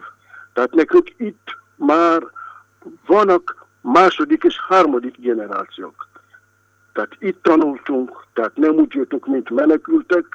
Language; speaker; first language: Hungarian; non-native, fluent; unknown